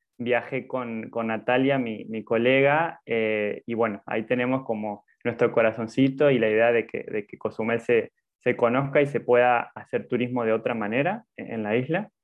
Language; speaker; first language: Spanish; native; Spanish